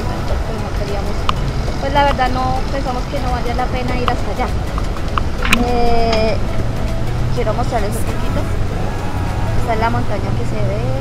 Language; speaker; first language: Spanish; native; Spanish